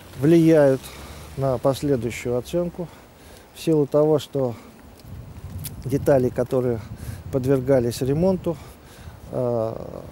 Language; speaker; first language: Russian; native; Russian